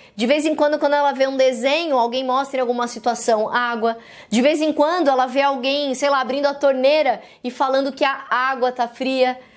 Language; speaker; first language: Portuguese; native; Portuguese